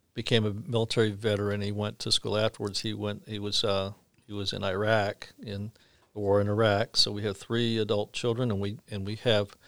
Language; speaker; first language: English; native; English